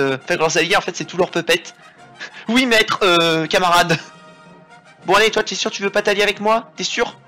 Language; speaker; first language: French; native; French